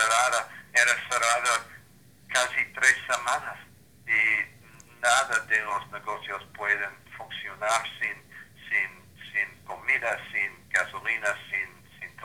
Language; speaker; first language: Spanish; non-native, learner; English